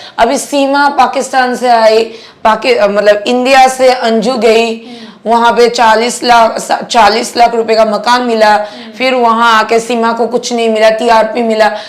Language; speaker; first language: Hindi; non-native, local second language; Assamese